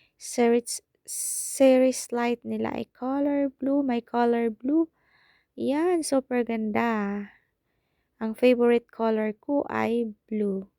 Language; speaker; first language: Filipino; non-native, local second language; Cebuano